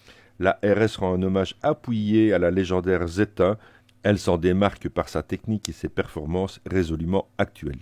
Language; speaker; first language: French; native; French